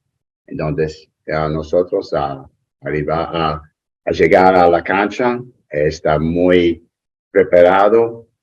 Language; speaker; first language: Spanish; non-native, learner; English